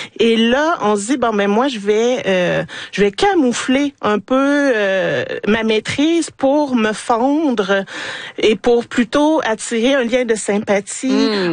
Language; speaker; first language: French; native; French